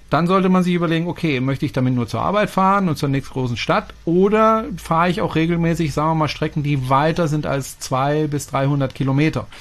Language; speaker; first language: German; non-native, fluent; French